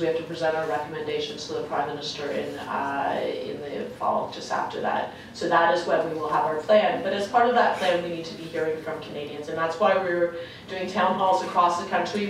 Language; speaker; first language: English; native; English